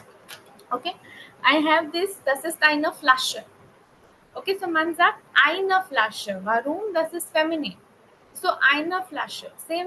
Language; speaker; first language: German; non-native, fluent; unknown